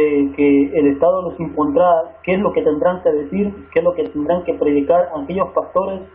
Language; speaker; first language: Spanish; native; Spanish